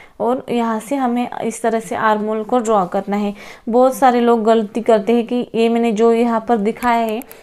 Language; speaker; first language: Hindi; non-native, local second language; Marathi